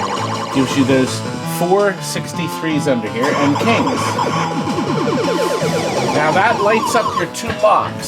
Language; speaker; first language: English; native; English